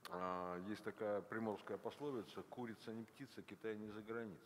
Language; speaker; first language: Russian; native; Russian